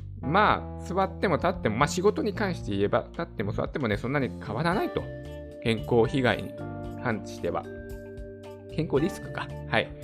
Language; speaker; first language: Japanese; native; Japanese